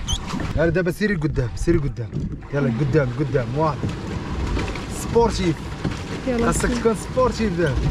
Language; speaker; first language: Arabic; native; Arabic